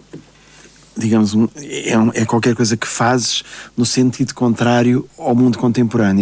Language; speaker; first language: Portuguese; native; Portuguese